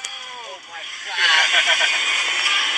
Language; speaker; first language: English; non-native, learner; Indonesian